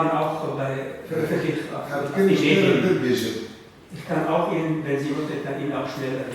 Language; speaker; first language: German; non-native, fluent; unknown